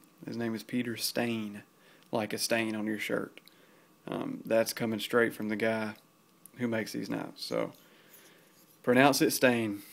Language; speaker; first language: English; native; English